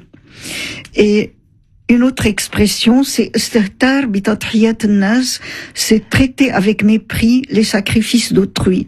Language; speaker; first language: French; non-native, local second language; Arabic